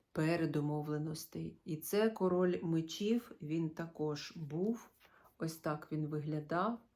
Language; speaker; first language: Ukrainian; non-native, local second language; Russian